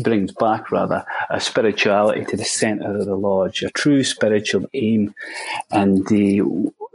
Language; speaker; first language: English; native; English